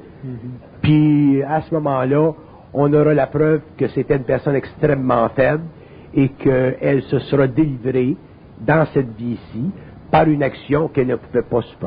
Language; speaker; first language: French; native; French